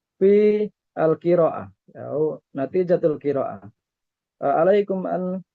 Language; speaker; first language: Arabic; non-native, fluent; Indonesian